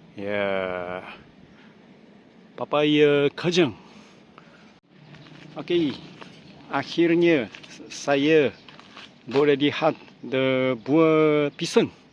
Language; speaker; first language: Malay; non-native, learner; Japanese